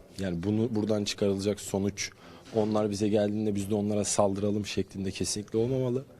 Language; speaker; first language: Turkish; native; Turkish